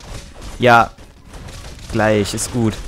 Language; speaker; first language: German; native; German